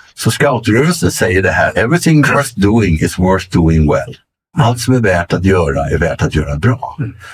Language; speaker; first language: Swedish; native; Swedish